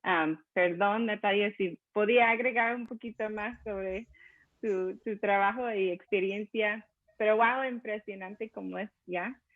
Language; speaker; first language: Spanish; non-native, fluent; English